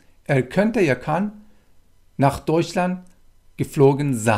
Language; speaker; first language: German; non-native, fluent; Persian